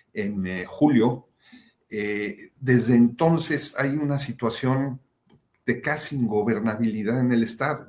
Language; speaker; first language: Spanish; native; Spanish